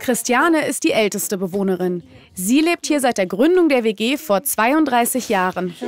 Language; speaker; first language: German; native; German